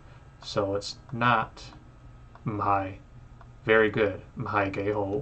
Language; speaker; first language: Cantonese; non-native, learner; English